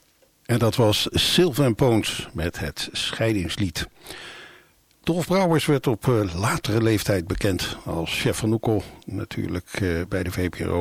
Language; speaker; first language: Dutch; native; Dutch